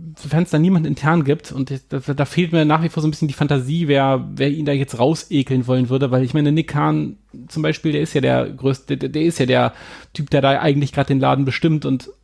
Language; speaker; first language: German; native; German